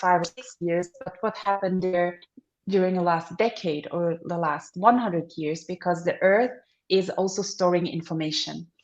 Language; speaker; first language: English; non-native, fluent; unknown